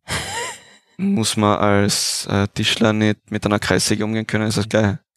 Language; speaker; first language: German; native; German